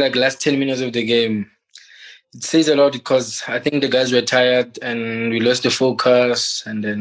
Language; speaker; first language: English; non-native, local second language; Southern Sotho